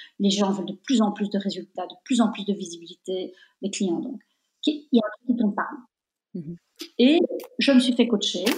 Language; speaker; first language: French; native; French